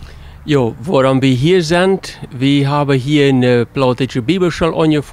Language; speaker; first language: German; non-native, learner; Plautdietsch